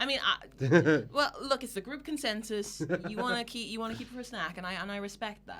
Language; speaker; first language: English; native; English